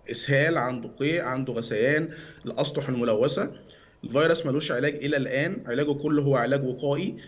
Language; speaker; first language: Egyptian Arabic; native; Egyptian Arabic